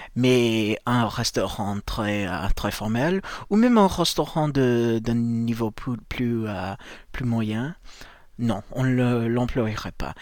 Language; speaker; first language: French; non-native, fluent; English